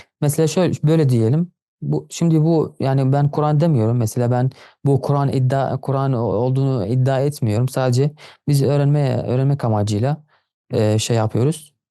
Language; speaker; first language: Turkish; non-native, fluent; Arabic